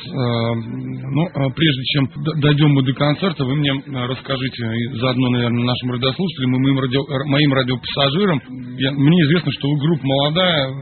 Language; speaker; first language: Russian; native; Russian